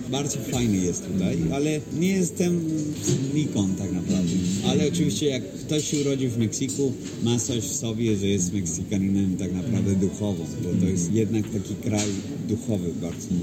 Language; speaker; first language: Polish; non-native, fluent; Spanish